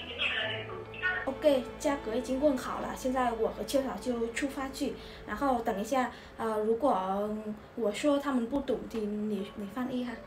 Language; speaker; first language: Chinese; non-native, fluent; Vietnamese